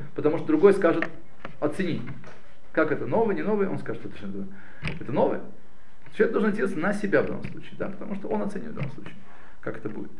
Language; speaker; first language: Russian; early bilingual, heritage; Russian